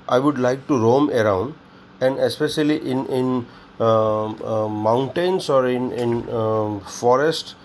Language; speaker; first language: English; non-native, local second language; Gujarati